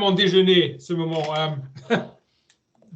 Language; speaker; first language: French; non-native, learner; German